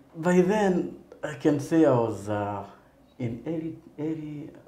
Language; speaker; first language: English; non-native, local second language; Nyanja